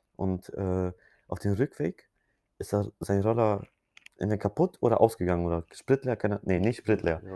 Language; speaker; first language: German; early bilingual, other home language; Polish